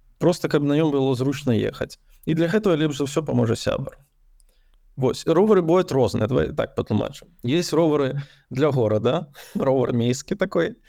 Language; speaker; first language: Belarusian; non-native, local second language; Russian